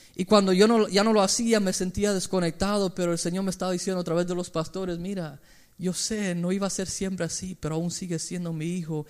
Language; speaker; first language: Spanish; early bilingual, heritage; Spanish